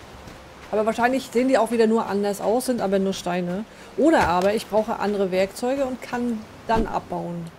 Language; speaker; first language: German; native; German